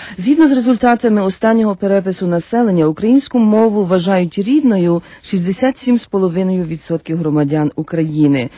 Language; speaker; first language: Ukrainian; native; Ukrainian